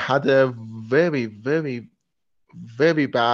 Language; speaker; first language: English; non-native, fluent; Persian